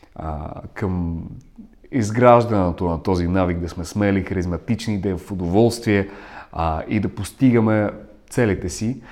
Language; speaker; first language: Bulgarian; non-native, fluent; Russian